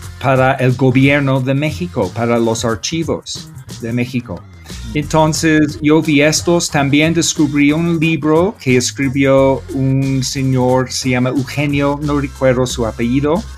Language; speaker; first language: Spanish; non-native, learner; English